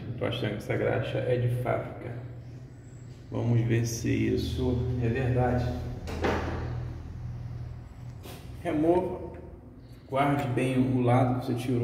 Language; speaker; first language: Portuguese; native; Portuguese